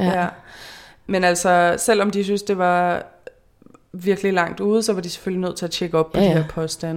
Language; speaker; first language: Danish; native; Danish